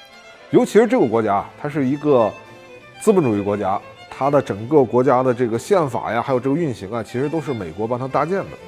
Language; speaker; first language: Chinese; native; Chinese